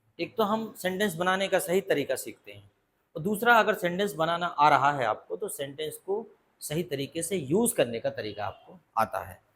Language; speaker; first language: Hindi; native; Hindi